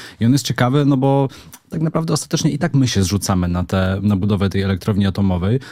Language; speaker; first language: Polish; native; Polish